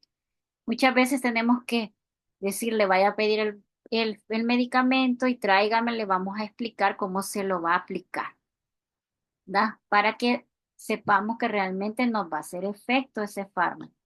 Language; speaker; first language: Spanish; native; Spanish